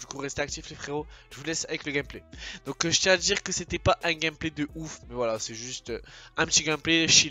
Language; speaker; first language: French; native; French